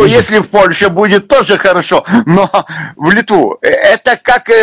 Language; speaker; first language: Russian; non-native, local second language; Lithuanian